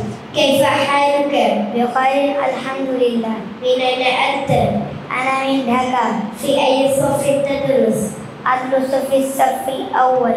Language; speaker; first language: Arabic; non-native, learner; Bangla